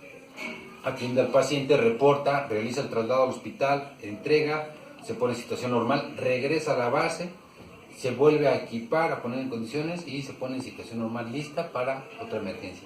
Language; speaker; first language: Spanish; native; Spanish